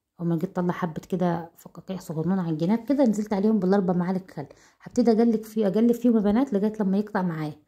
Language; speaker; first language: Arabic; native; Arabic